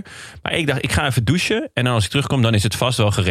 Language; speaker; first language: Dutch; native; Dutch